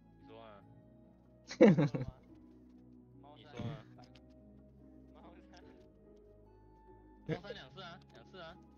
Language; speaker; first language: Chinese; native; Chinese